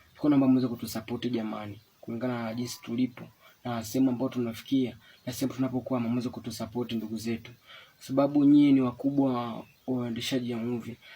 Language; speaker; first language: Swahili; native; Swahili